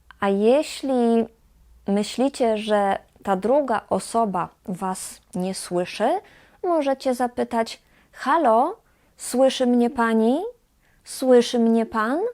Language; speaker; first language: Polish; native; Polish